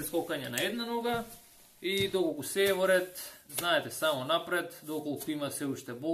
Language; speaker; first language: Macedonian; native; Macedonian